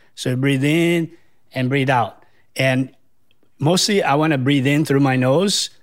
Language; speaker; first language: English; non-native, fluent; Portuguese